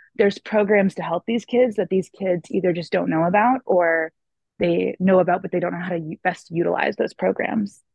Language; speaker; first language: English; native; English